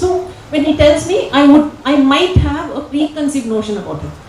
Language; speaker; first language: English; non-native, local second language; Tamil